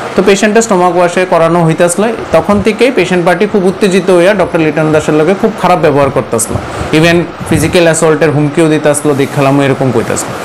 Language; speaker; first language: Bangla; native; Bangla